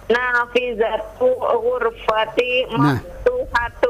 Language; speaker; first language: Arabic; non-native, learner; Indonesian